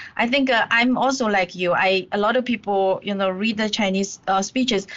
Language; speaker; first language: English; non-native, fluent; Chinese